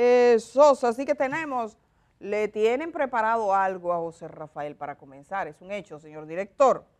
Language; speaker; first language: Spanish; native; Spanish